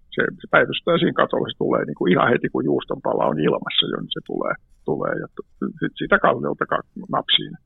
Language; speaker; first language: Finnish; native; Finnish